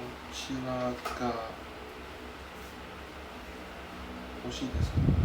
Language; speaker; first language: Japanese; non-native, learner; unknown